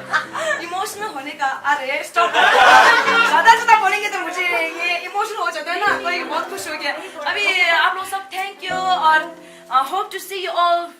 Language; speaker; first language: Hindi; non-native, local second language; Tibetan